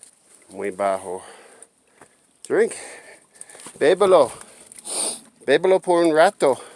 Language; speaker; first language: Spanish; non-native, learner; English